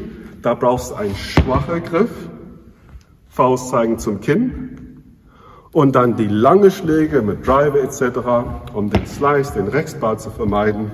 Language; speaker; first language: German; non-native, fluent; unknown